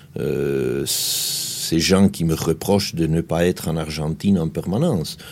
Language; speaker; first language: French; non-native, fluent; Spanish